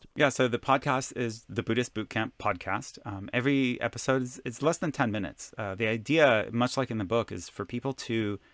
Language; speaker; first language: English; non-native, fluent; Hebrew